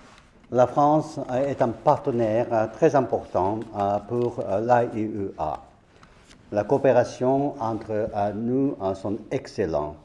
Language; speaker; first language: French; non-native, fluent; Japanese